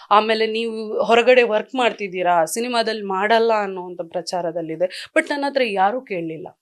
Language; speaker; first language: Kannada; non-native, local second language; Tulu